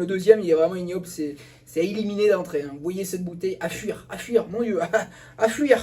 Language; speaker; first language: French; native; French